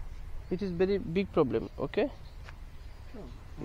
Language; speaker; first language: English; non-native, learner; Bangla